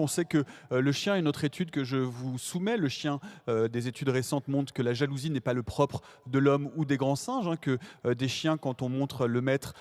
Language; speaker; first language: French; native; French